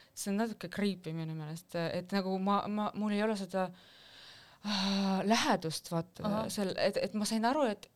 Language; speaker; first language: Estonian; non-native, local second language; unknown